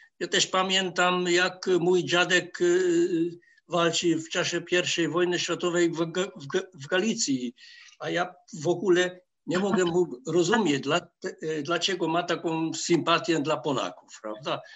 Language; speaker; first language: Polish; non-native, fluent; Hungarian